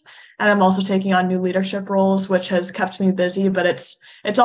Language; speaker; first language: English; native; English